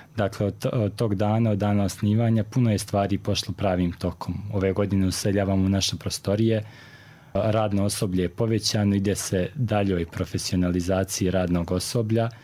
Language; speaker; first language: Croatian; native; Croatian